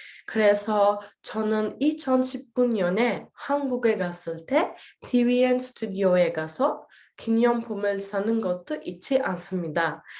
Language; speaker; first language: Korean; non-native, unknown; Turkish